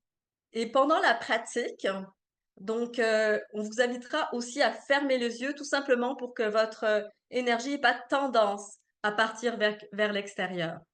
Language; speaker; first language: French; native; French